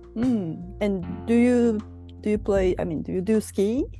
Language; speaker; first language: English; non-native, learner; Japanese